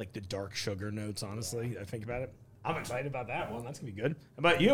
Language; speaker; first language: English; native; English